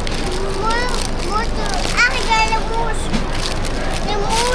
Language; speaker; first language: French; early bilingual, other home language; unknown